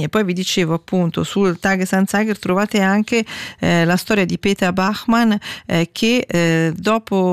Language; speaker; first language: Italian; native; Italian